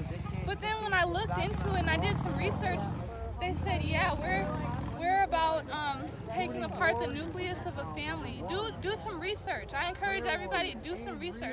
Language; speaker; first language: English; native; English